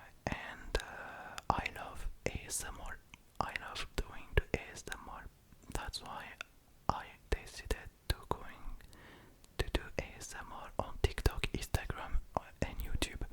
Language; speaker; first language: English; non-native, learner; French